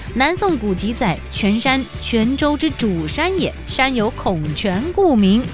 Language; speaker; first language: Chinese; native; Chinese